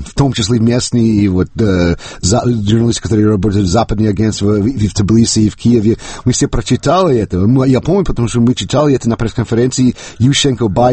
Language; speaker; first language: Russian; non-native, fluent; English